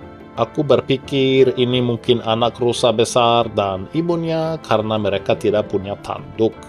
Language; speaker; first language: Indonesian; non-native, fluent; Norwegian